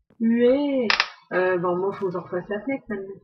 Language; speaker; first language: French; native; French